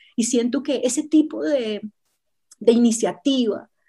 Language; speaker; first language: Spanish; native; Spanish